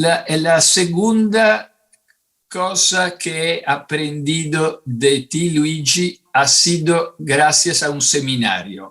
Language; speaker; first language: Spanish; non-native, fluent; Italian